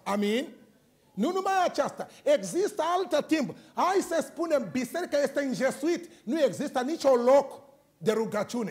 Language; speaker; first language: Romanian; non-native, learner; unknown